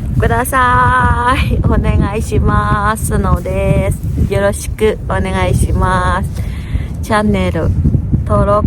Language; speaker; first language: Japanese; non-native, learner; Thai